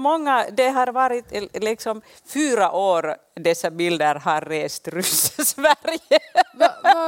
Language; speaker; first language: Swedish; non-native, local second language; Finnish